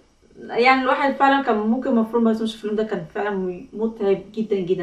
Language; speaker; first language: Arabic; native; Arabic